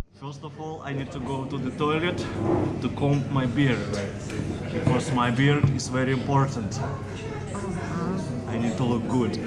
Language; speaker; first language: English; non-native, fluent; Russian